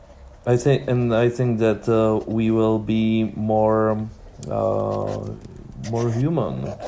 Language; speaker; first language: English; non-native, learner; Czech